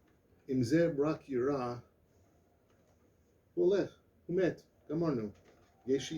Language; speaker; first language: Hebrew; non-native, learner; English